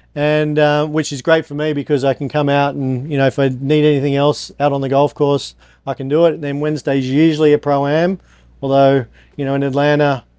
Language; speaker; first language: English; native; English